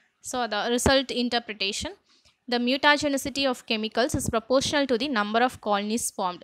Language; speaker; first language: English; non-native, local second language; Tamil